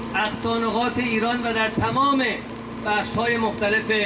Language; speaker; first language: Persian; native; Persian